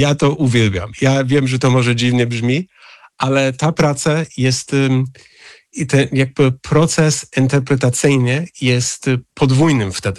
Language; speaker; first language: Polish; non-native, fluent; English